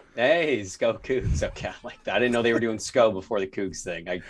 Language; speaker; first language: English; native; English